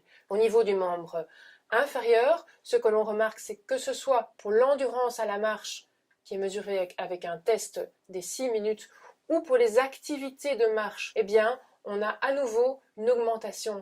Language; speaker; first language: French; native; French